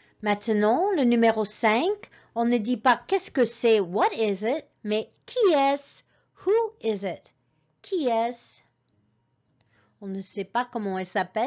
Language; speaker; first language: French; non-native, fluent; English